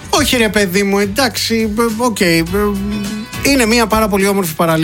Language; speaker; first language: Greek; native; Greek